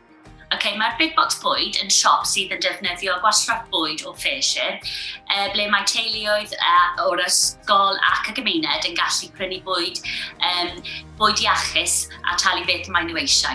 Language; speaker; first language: Welsh; non-native, local second language; English